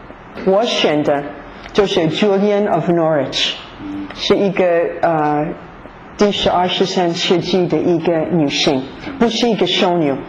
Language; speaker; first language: Chinese; non-native, fluent; English